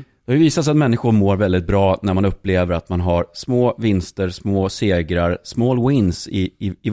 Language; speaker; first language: Swedish; native; Swedish